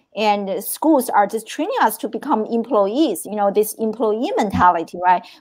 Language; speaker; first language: English; non-native, fluent; Chinese